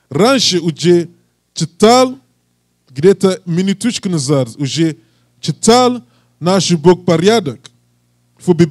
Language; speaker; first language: Russian; non-native, learner; English